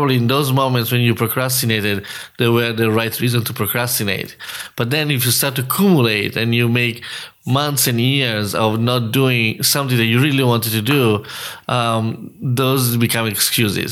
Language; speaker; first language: English; non-native, fluent; Italian